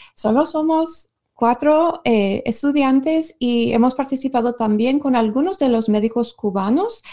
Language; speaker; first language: Spanish; non-native, fluent; English